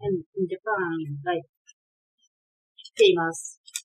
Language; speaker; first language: English; non-native, learner; Japanese